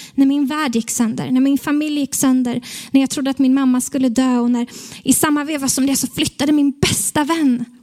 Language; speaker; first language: Swedish; native; Swedish